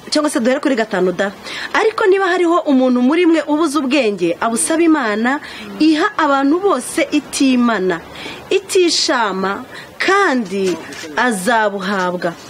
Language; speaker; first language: Kinyarwanda; native; Kinyarwanda